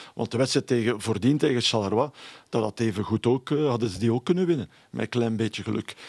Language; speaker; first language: Dutch; native; Dutch